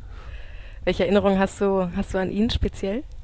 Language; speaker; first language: German; native; German